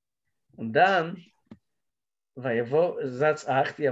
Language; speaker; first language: German; non-native, learner; Russian